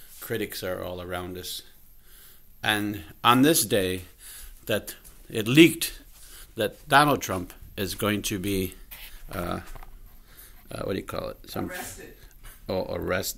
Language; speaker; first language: English; native; English